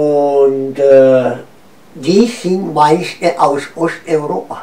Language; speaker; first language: German; non-native, learner; Romanian